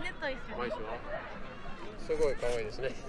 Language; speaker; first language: Japanese; non-native, learner; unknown